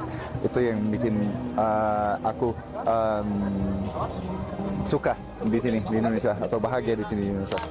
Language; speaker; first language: Indonesian; non-native, fluent; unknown